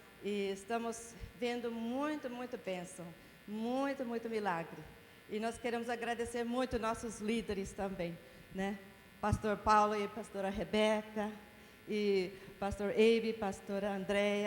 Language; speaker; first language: Portuguese; non-native, fluent; English